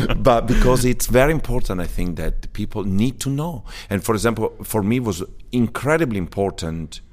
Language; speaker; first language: English; early bilingual, other home language; Italian